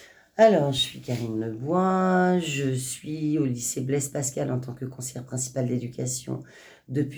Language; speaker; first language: French; native; French